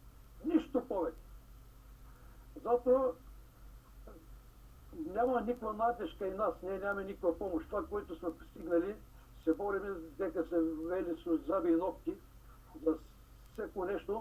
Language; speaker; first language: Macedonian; early bilingual, heritage; Macedonian